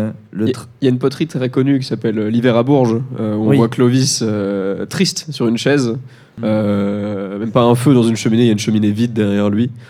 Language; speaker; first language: French; native; French